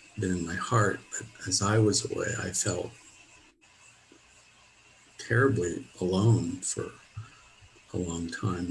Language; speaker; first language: English; native; English